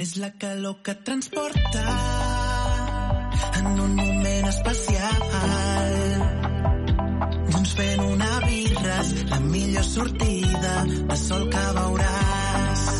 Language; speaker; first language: Catalan; native; Catalan